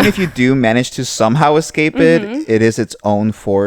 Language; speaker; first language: English; native; English